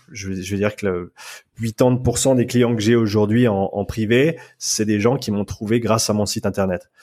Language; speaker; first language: French; native; French